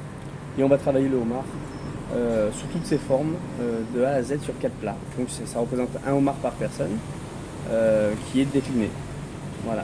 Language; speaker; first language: French; native; French